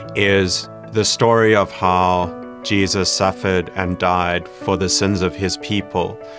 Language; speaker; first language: English; native; English